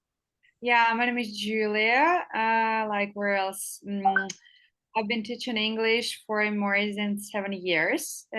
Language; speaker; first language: English; non-native, fluent; Russian